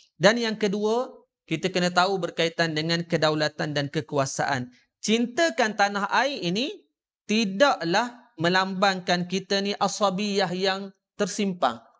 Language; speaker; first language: Malay; native; Malay